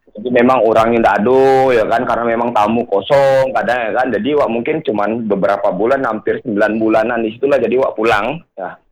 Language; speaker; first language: Indonesian; non-native, local second language; Minangkabau